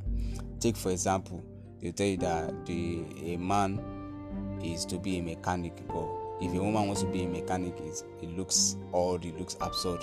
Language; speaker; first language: English; non-native, local second language; Yoruba